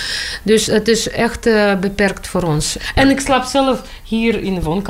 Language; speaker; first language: Dutch; non-native, learner; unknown